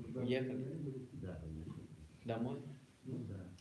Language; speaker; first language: Russian; non-native, learner; Sinhala